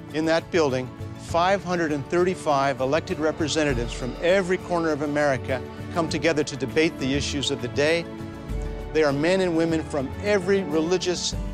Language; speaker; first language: English; native; English